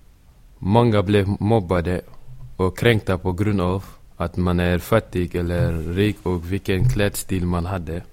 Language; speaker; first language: Swedish; early bilingual, other home language; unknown